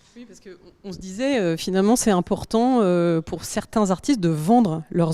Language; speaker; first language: French; native; French